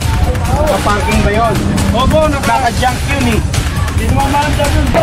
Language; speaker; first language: Filipino; native; Filipino